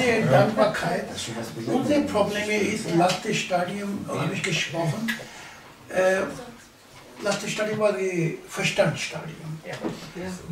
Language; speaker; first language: German; non-native, learner; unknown